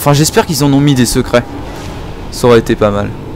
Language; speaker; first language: French; native; French